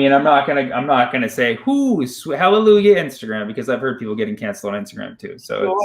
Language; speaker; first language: English; early bilingual, other home language; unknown